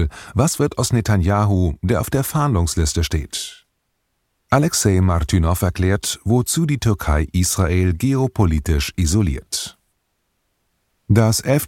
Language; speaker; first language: German; native; German